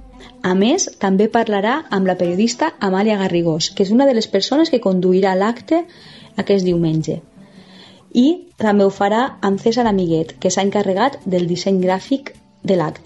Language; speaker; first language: Catalan; native; Catalan